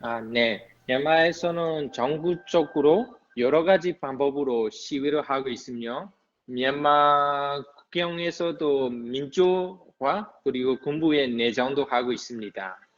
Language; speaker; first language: Korean; non-native, fluent; Burmese